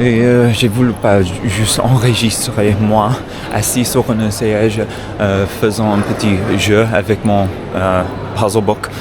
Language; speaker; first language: French; non-native, fluent; English